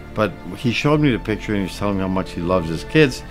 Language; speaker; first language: English; native; English